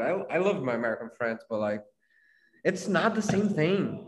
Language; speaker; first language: English; non-native, fluent; Portuguese